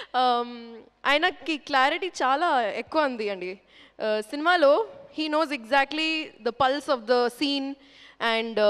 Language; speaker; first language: Telugu; non-native, fluent; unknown